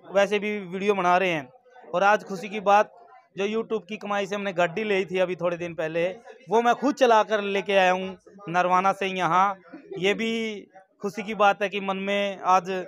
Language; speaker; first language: Hindi; native; Hindi